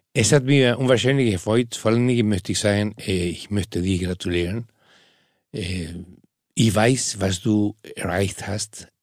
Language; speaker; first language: German; non-native, fluent; Spanish